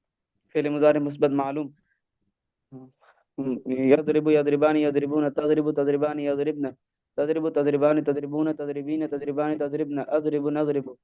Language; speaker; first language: Arabic; non-native, learner; Urdu